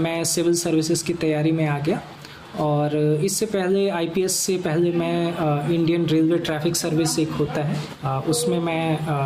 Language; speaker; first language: Hindi; native; Hindi